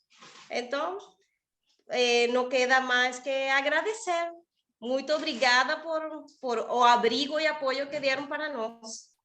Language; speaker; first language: Portuguese; non-native, learner; Spanish